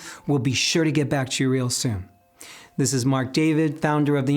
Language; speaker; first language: English; native; English